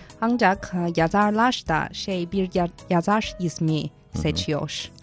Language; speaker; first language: Turkish; non-native, fluent; Chinese